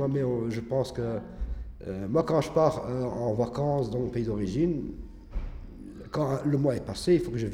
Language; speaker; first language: French; early bilingual, other home language; Arabic